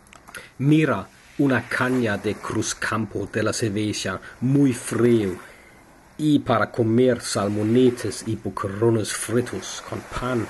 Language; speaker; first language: Spanish; non-native, learner; Danish